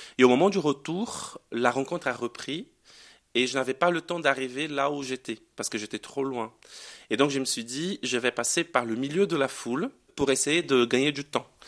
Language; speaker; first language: French; non-native, fluent; Portuguese